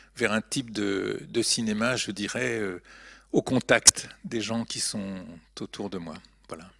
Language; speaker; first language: French; native; French